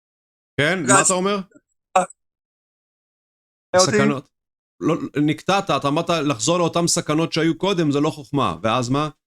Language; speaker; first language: Hebrew; native; Hebrew